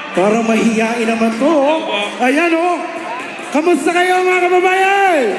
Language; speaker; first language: Filipino; native; Filipino